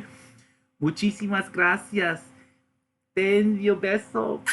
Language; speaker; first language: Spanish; non-native, learner; English